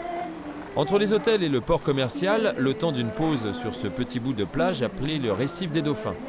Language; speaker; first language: French; native; French